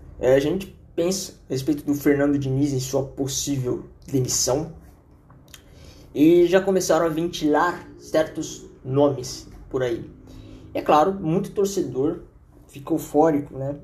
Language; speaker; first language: Portuguese; native; Portuguese